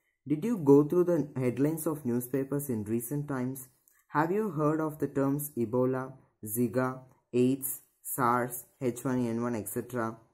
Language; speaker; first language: English; non-native, local second language; Tamil